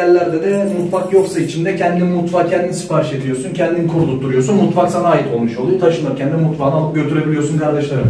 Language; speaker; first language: Turkish; native; Turkish